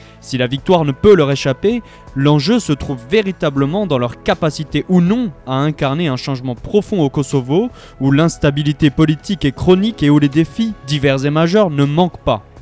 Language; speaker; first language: French; native; French